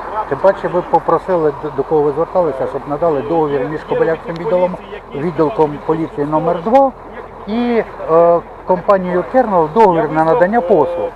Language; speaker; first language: Ukrainian; native; Ukrainian